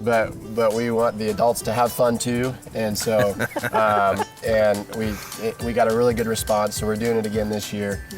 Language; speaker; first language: English; native; English